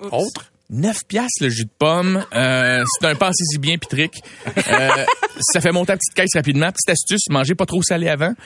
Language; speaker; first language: French; native; French